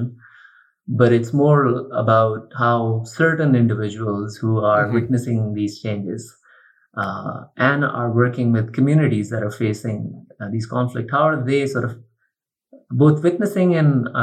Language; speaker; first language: English; non-native, local second language; Urdu